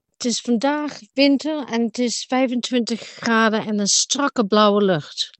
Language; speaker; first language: Dutch; native; Dutch